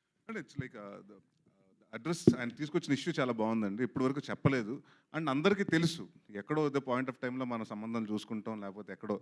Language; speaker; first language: Telugu; native; Telugu